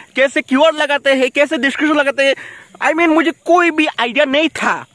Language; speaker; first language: Hindi; non-native, local second language; Bangla